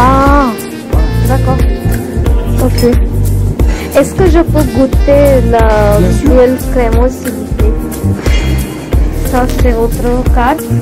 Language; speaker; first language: French; non-native, learner; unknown